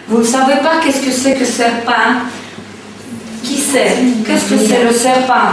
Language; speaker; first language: French; non-native, fluent; Russian